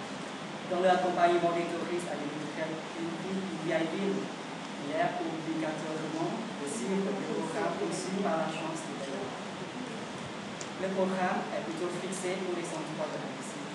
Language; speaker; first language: French; non-native, learner; Vietnamese